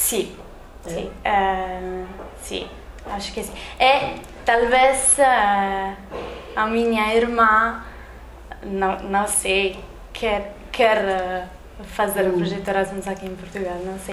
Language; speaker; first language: Portuguese; non-native, learner; Italian